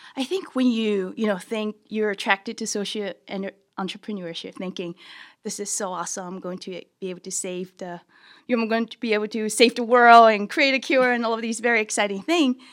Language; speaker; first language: English; early bilingual, other home language; Chinese